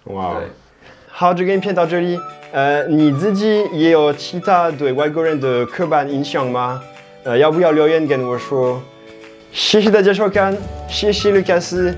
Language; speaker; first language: Chinese; non-native, fluent; French